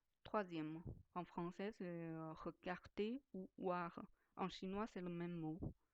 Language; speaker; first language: French; non-native, fluent; Chinese